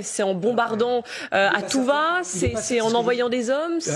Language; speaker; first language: French; native; French